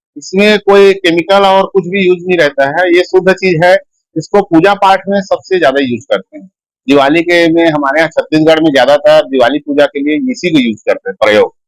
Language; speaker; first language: Hindi; native; Hindi